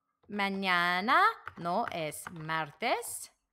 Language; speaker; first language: Spanish; non-native, learner; English